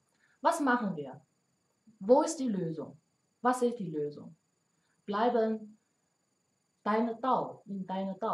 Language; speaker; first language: German; non-native, learner; Chinese